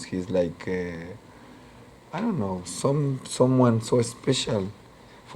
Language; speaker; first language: English; non-native, local second language; Spanish